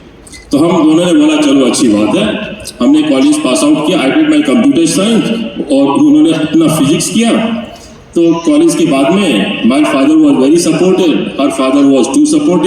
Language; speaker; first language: Hindi; native; Hindi